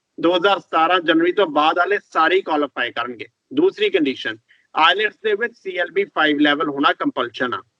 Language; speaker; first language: Punjabi; early bilingual, heritage; Punjabi